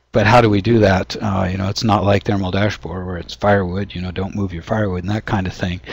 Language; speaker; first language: English; native; English